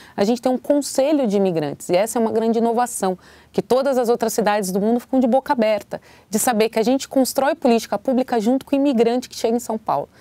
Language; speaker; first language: Portuguese; native; Portuguese